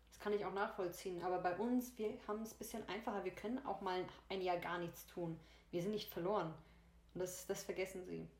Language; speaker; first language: German; early bilingual, other home language; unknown